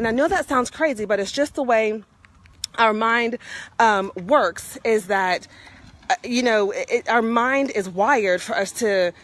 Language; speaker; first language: English; native; English